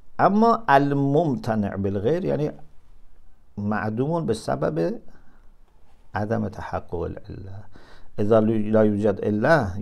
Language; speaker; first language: Arabic; non-native, fluent; Persian